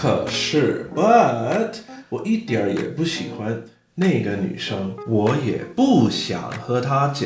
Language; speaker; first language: Chinese; non-native, fluent; English